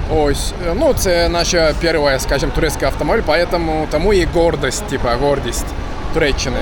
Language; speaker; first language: Ukrainian; non-native, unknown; Turkish